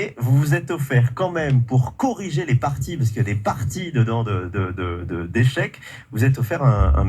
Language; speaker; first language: French; native; French